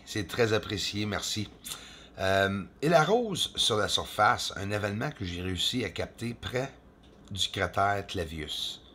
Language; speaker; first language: French; native; French